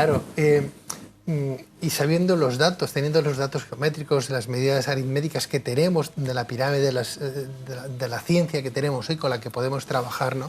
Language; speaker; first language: Spanish; native; Spanish